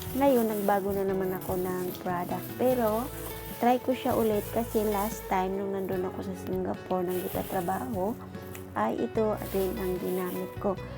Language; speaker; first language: Filipino; non-native, local second language; Cebuano